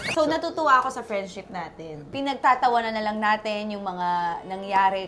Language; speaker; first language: Filipino; native; Filipino